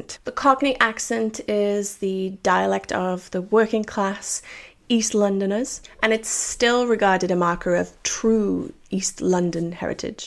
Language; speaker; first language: English; native; English